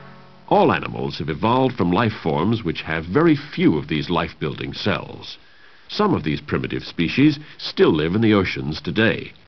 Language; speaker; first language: English; native; English